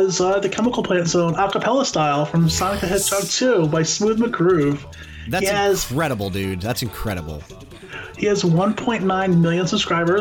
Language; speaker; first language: English; native; English